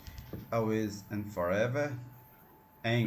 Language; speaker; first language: English; non-native, learner; Portuguese